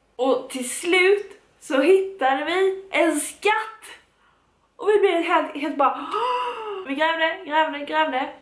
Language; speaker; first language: Swedish; native; Swedish